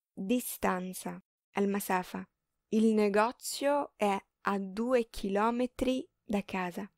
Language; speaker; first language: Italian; non-native, fluent; Arabic